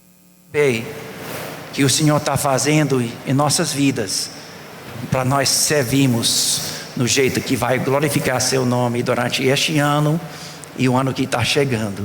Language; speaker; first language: Portuguese; non-native, fluent; English